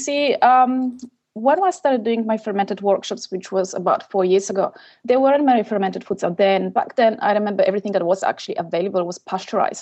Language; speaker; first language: English; non-native, fluent; Polish